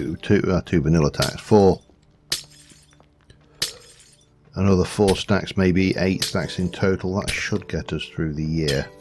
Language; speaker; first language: English; native; English